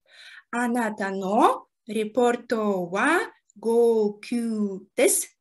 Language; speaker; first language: Japanese; non-native, learner; Russian